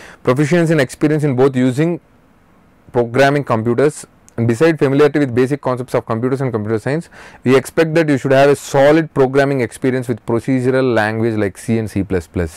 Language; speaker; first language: English; non-native, local second language; Telugu